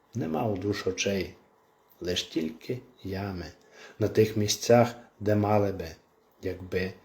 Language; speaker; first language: Ukrainian; native; Ukrainian